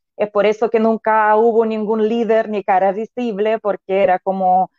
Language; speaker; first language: Spanish; non-native, fluent; Russian